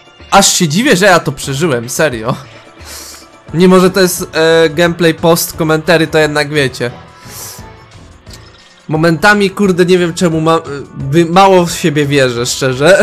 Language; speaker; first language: Polish; native; Polish